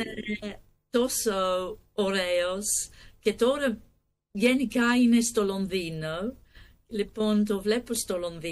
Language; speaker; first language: Greek; non-native, learner; English